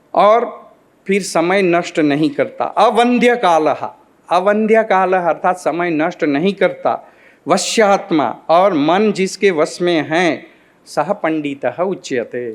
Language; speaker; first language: Hindi; non-native, local second language; Gujarati